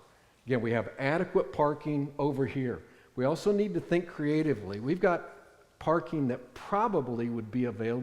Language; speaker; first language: English; native; English